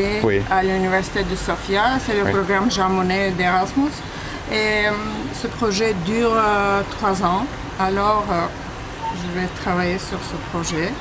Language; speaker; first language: French; non-native, fluent; Bulgarian